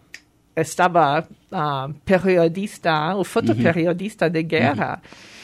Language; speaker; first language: Spanish; non-native, fluent; French